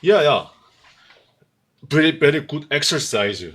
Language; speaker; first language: English; non-native, learner; Korean